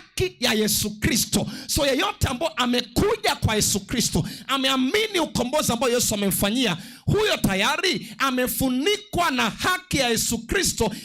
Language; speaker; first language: Swahili; non-native, local second language; Luo (Kenya and Tanzania)